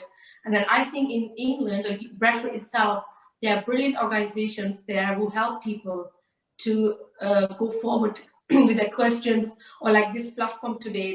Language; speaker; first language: English; early bilingual, other home language; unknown